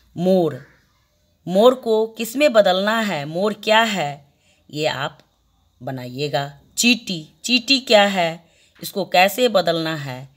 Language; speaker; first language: Hindi; native; Hindi